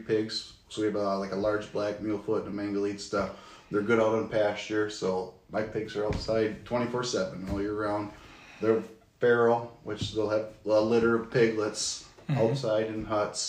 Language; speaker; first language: English; native; English